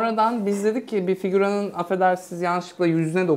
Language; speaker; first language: Turkish; native; Turkish